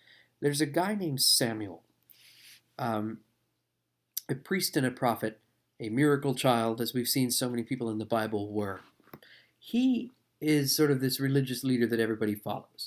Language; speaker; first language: English; native; English